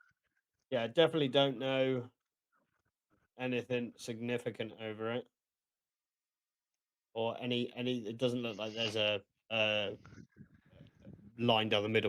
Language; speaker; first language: English; native; English